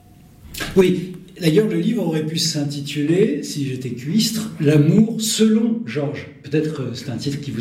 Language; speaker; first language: French; native; French